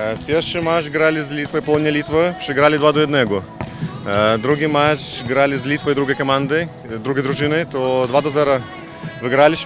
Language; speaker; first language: Polish; early bilingual, heritage; Polish